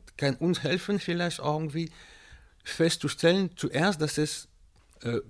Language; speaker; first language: German; non-native, fluent; French